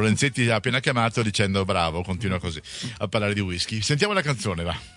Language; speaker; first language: Italian; native; Italian